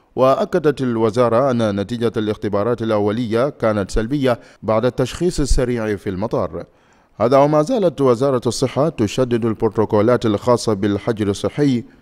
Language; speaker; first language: Arabic; non-native, fluent; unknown